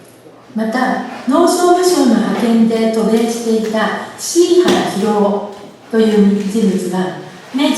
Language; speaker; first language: Japanese; native; Japanese